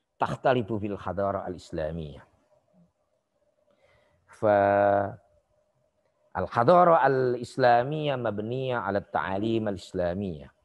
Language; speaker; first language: Arabic; non-native, fluent; Indonesian